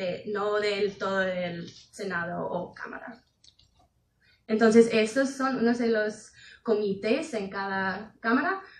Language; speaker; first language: Spanish; non-native, fluent; English